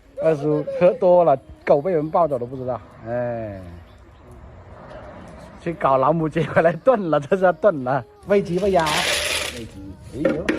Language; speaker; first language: Chinese; native; Chinese